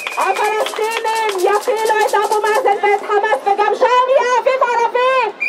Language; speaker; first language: Hebrew; non-native, local second language; Arabic